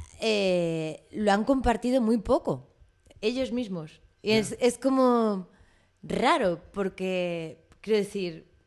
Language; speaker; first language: Spanish; native; Spanish